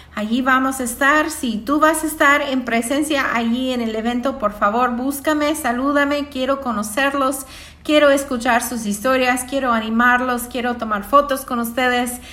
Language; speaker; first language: Spanish; non-native, fluent; English